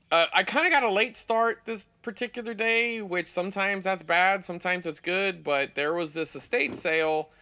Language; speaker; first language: English; native; English